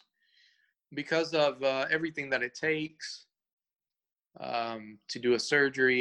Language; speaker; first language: English; early bilingual, other home language; Spanish